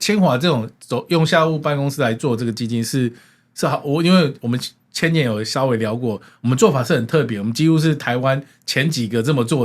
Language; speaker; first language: Chinese; native; Chinese